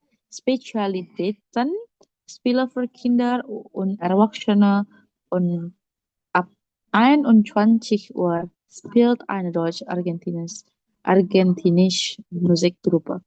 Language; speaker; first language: German; non-native, fluent; Indonesian